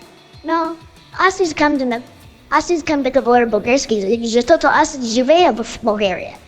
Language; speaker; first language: Bulgarian; non-native, learner; Chinese